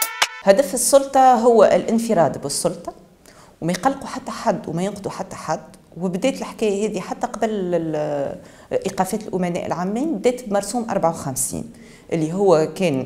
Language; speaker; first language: Arabic; native; Arabic